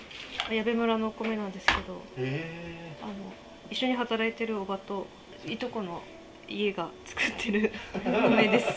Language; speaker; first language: Japanese; native; Japanese